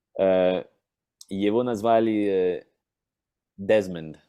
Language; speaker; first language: Russian; non-native, learner; English